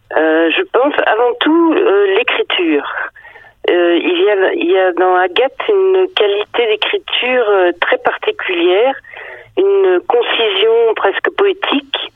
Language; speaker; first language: French; early bilingual, other home language; Danish